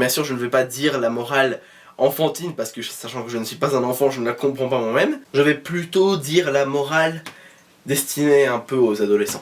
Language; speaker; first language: French; native; French